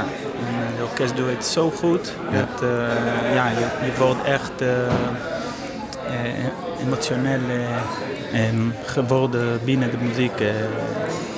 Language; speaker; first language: Dutch; non-native, learner; Hebrew